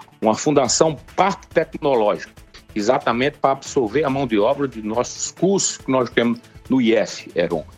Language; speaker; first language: Portuguese; native; Portuguese